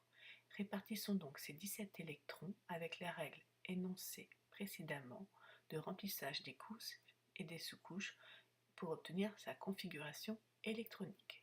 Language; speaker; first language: French; native; French